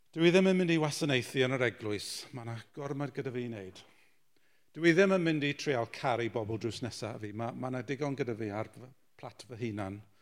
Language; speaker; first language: Welsh; non-native, local second language; English